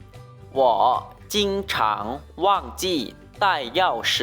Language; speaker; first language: Chinese; non-native, learner; Lao